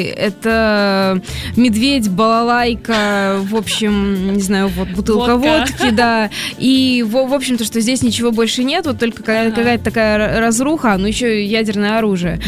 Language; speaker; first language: Russian; native; Russian